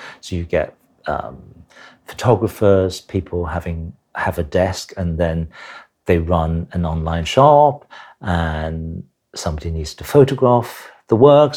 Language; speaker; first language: English; non-native, local second language; Cantonese